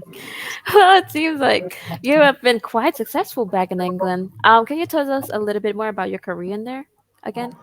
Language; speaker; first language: English; non-native, fluent; Khmer